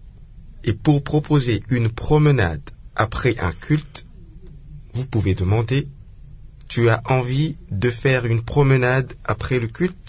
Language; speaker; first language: French; non-native, local second language; Lingala